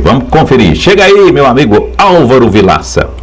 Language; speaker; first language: Portuguese; native; Portuguese